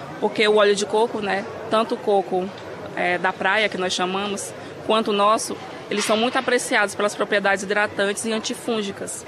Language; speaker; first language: Portuguese; native; Portuguese